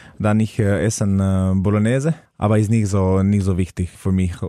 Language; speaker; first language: German; non-native, learner; Slovenian